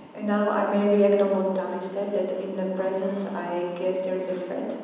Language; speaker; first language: English; non-native, fluent; Slovak